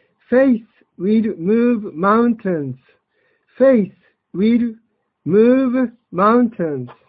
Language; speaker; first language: English; non-native, fluent; Japanese